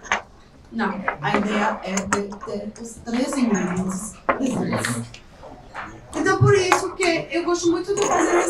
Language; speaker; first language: Portuguese; non-native, fluent; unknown